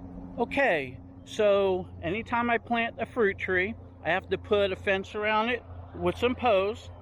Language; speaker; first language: English; native; English